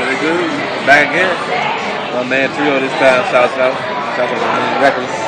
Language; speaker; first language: English; native; English